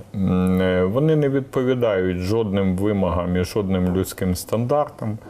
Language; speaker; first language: Ukrainian; native; Ukrainian